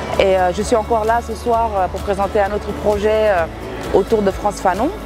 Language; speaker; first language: French; non-native, local second language; Wolof